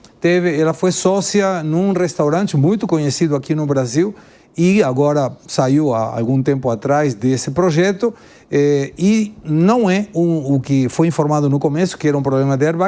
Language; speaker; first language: Portuguese; non-native, fluent; Spanish